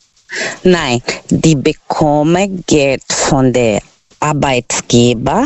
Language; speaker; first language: German; non-native, learner; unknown